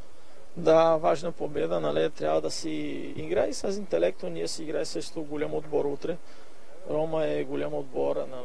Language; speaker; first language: Bulgarian; non-native, learner; Portuguese